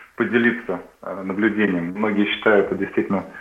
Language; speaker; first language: Russian; native; Russian